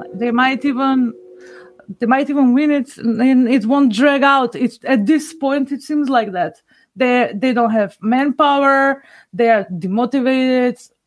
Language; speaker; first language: English; non-native, fluent; Macedonian